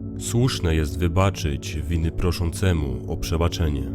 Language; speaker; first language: Polish; native; Polish